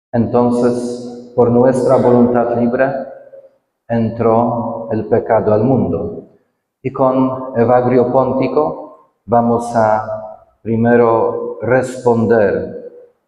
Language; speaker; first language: Spanish; non-native, fluent; Polish